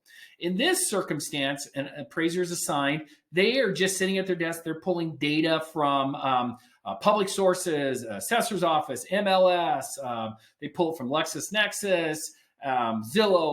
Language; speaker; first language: English; native; English